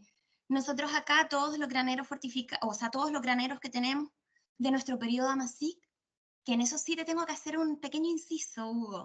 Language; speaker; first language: Spanish; native; Spanish